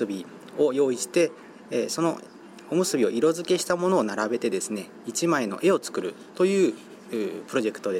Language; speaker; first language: Japanese; native; Japanese